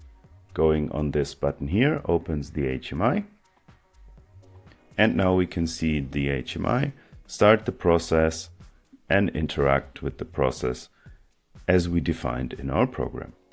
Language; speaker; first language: English; non-native, fluent; German